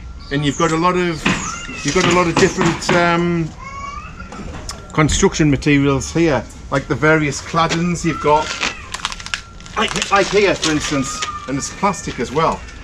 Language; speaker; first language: English; native; English